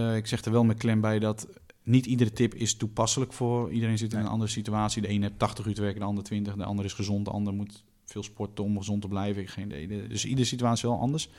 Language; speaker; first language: Dutch; native; Dutch